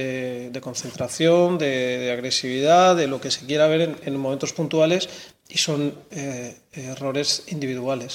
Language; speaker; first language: Spanish; native; Spanish